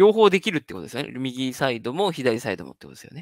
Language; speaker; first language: Japanese; native; Japanese